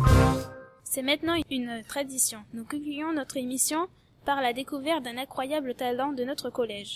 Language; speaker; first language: French; native; French